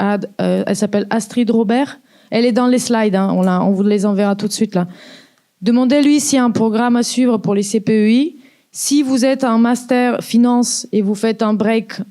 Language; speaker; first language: French; native; French